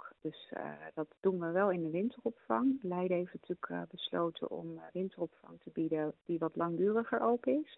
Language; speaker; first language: Dutch; native; Dutch